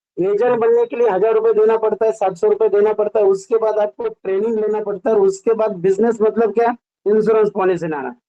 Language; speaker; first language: Hindi; non-native, local second language; Marathi